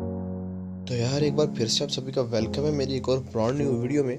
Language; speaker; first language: Hindi; native; Hindi